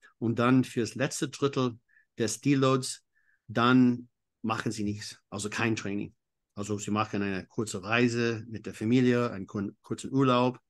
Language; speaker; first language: German; non-native, fluent; English